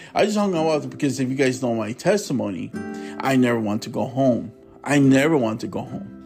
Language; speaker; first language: English; native; English